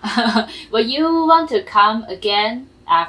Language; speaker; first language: English; non-native, learner; Japanese